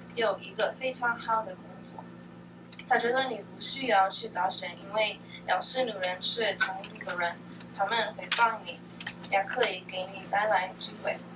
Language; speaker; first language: Chinese; non-native, learner; English